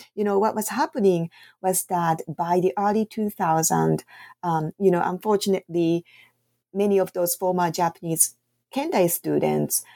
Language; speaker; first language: English; non-native, fluent; Japanese